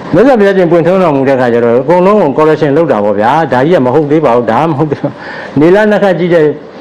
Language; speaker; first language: Burmese; native; Burmese